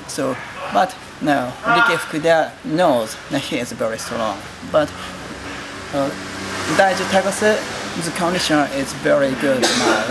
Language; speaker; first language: English; non-native, learner; Japanese